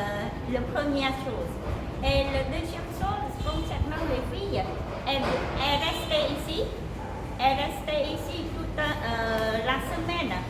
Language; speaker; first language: French; non-native, learner; Khmer